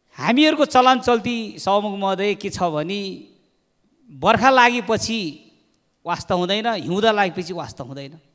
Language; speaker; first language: Nepali; non-native, local second language; Eastern Tamang